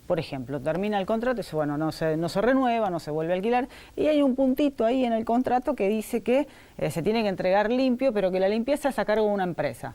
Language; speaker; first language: Spanish; native; Spanish